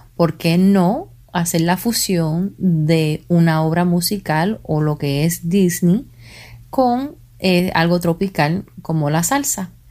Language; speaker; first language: Spanish; early bilingual, heritage; Spanish